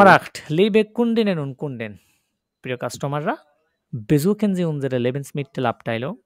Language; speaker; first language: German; non-native, fluent; Bangla